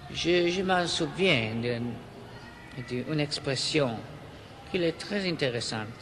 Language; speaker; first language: French; non-native, fluent; Italian